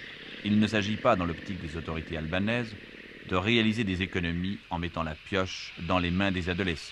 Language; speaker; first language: French; native; French